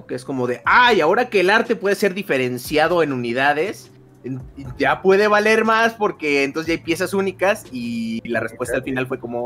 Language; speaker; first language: Spanish; native; Spanish